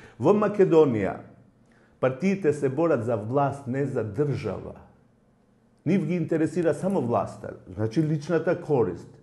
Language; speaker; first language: Macedonian; non-native, local second language; Albanian